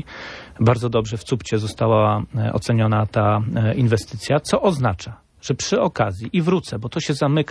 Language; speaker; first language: Polish; native; Polish